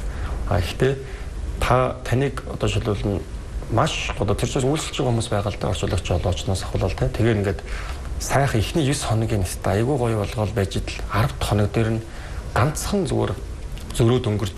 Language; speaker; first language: Mongolian; native; Mongolian